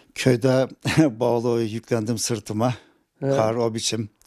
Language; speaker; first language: Turkish; native; Turkish